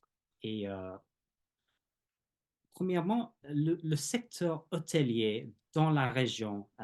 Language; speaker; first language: French; non-native, fluent; English